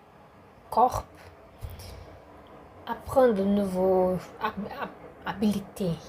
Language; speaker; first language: French; non-native, learner; Portuguese